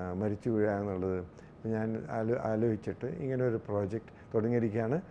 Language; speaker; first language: Malayalam; native; Malayalam